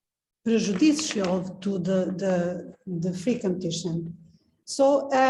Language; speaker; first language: English; non-native, fluent; Portuguese